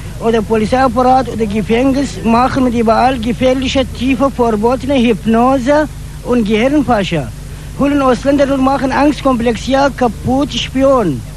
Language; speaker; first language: German; non-native, learner; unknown